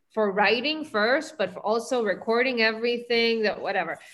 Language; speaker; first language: English; early bilingual, heritage; Spanish